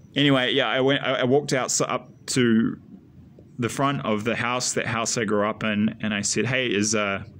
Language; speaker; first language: English; native; English